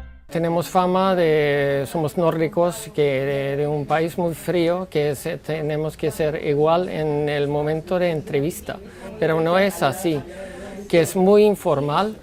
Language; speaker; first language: Spanish; non-native, fluent; Swedish